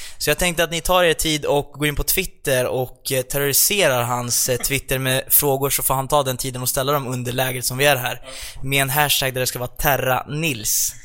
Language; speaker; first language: Swedish; native; Swedish